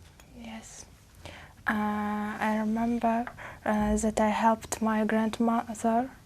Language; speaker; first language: English; non-native, learner; Uzbek